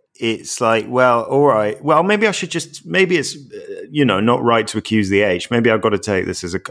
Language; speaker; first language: English; native; English